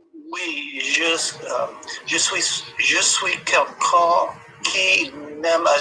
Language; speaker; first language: French; non-native, learner; English